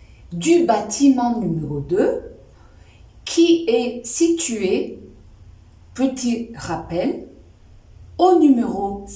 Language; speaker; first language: French; non-native, fluent; Spanish